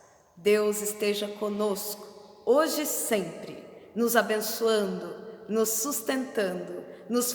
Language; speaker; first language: Portuguese; native; Portuguese